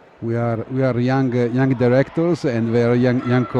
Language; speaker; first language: English; non-native, fluent; Italian